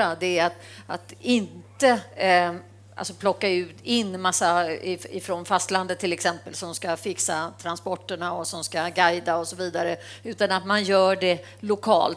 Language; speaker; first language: Swedish; native; Swedish